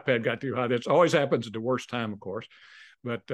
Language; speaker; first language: English; native; English